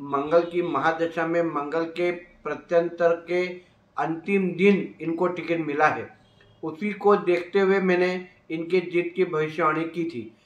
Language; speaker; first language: Hindi; native; Hindi